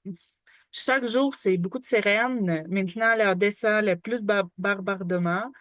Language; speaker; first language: French; non-native, learner; Ukrainian